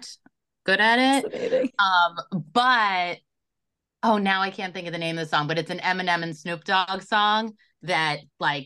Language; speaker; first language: English; native; English